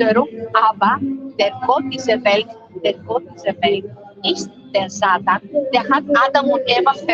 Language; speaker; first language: German; non-native, fluent; Greek